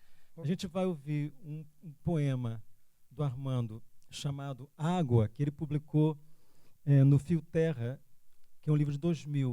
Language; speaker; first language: Portuguese; native; Portuguese